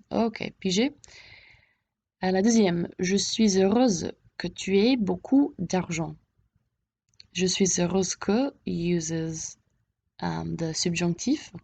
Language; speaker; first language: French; non-native, fluent; English